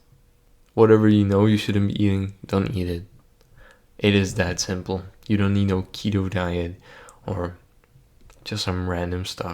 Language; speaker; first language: English; non-native, fluent; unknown